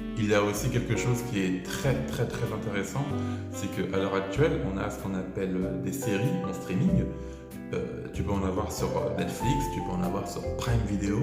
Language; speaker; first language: French; native; French